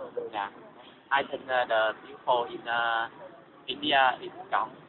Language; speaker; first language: English; non-native, learner; Vietnamese